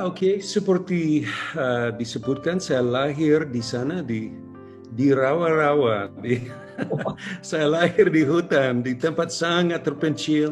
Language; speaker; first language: Indonesian; non-native, local second language; English